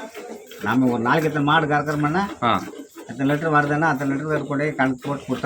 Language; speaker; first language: Tamil; native; Tamil